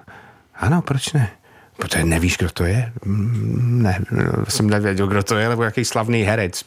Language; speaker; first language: Czech; non-native, fluent; English